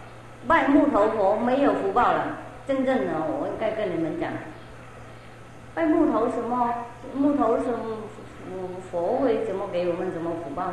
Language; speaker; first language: Chinese; non-native, fluent; Vietnamese